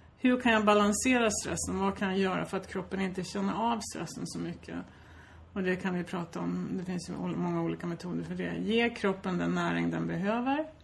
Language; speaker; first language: Swedish; native; Swedish